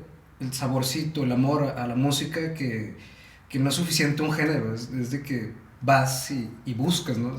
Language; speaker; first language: Spanish; native; Spanish